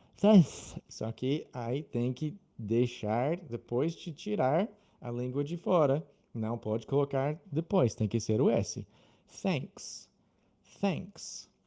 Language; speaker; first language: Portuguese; non-native, fluent; English